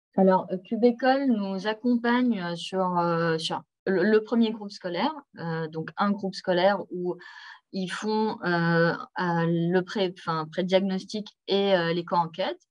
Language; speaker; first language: French; native; French